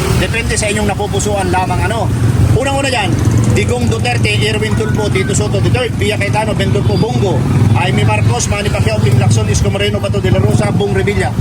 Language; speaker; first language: Filipino; non-native, local second language; Bikol